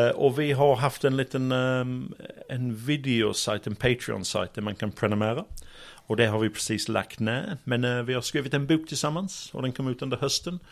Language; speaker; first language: Swedish; non-native, fluent; English